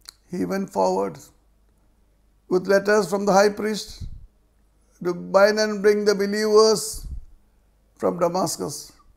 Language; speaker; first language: English; non-native, local second language; Malayalam